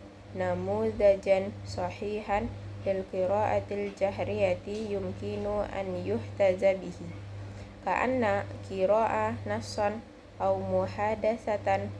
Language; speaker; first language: Arabic; non-native, learner; Indonesian